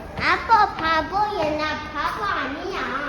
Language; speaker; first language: Korean; early bilingual, heritage; Korean